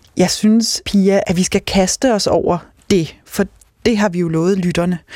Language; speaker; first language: Danish; native; Danish